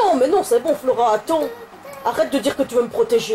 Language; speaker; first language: French; native; French